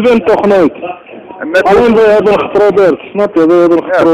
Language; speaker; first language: Dutch; non-native, learner; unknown